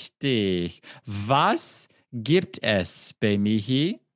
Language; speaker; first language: German; non-native, fluent; English